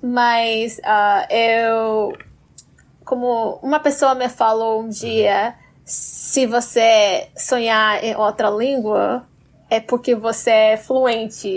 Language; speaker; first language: Portuguese; non-native, fluent; English